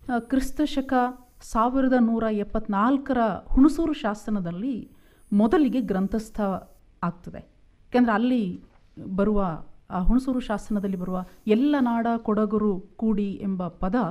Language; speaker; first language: Kannada; non-native, local second language; Kodava